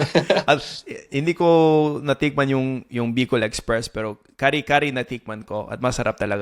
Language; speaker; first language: Filipino; non-native, fluent; English